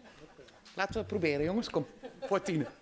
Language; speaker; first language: Dutch; native; Dutch